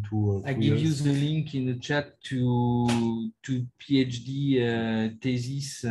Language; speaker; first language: English; non-native, learner; French